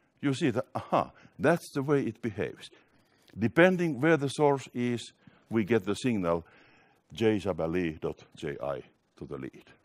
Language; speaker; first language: English; non-native, fluent; Finnish